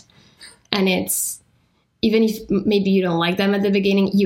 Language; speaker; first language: English; non-native, fluent; Italian